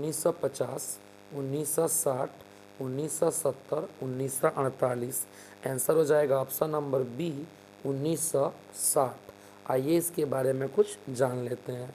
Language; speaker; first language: Hindi; native; Hindi